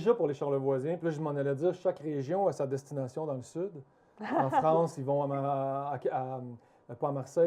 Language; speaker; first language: French; native; French